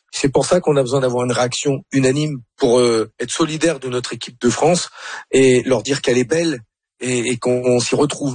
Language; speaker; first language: French; native; French